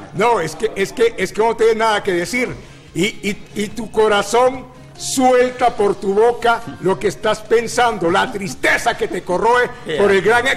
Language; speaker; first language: Spanish; native; Spanish